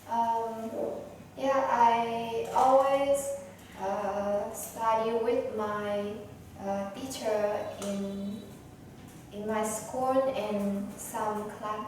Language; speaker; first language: English; non-native, learner; Vietnamese